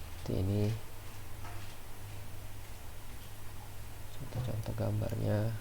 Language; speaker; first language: Indonesian; native; Indonesian